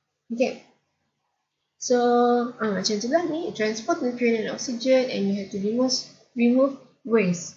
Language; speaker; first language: English; non-native, local second language; Malay